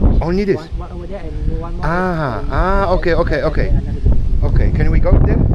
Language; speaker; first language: English; non-native, learner; Polish